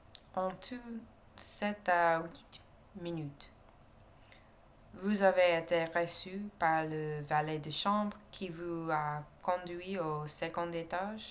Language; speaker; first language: French; non-native, learner; English